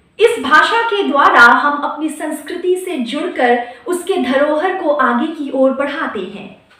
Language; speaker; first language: Hindi; non-native, local second language; Assamese